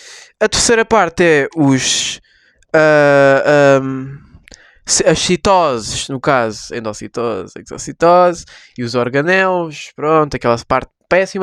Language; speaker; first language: Portuguese; native; Portuguese